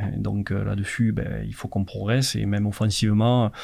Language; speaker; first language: French; native; French